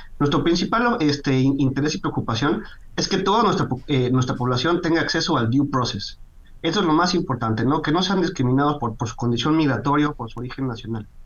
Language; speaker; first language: Spanish; native; Spanish